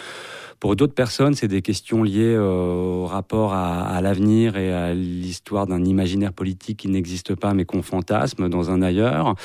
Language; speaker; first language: French; native; French